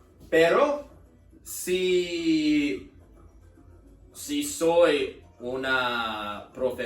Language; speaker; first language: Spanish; non-native, learner; English